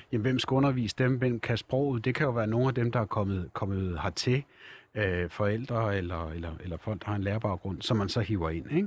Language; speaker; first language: Danish; native; Danish